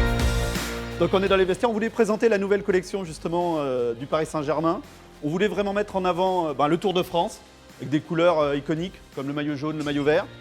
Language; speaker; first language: French; native; French